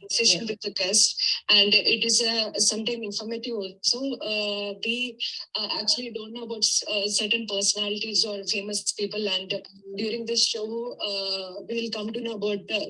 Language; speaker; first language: English; non-native, learner; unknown